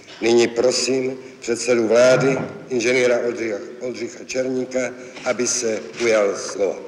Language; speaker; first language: Czech; native; Czech